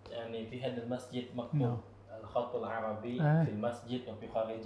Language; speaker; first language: Arabic; non-native, learner; Indonesian